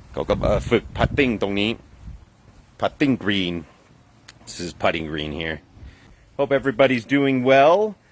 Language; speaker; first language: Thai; non-native, fluent; English